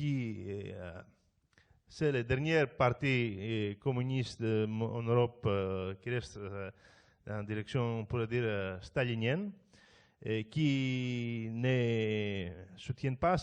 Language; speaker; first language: French; non-native, fluent; Greek